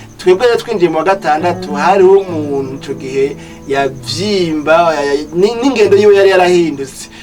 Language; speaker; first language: Rundi; early bilingual, heritage; Rundi